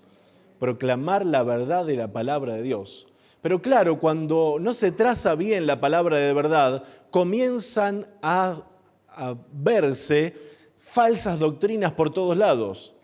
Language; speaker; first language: Spanish; native; Spanish